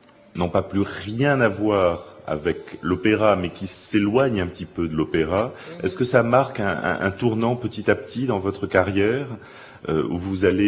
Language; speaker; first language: French; native; French